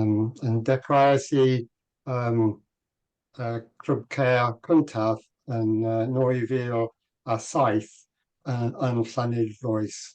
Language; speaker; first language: Welsh; non-native, learner; English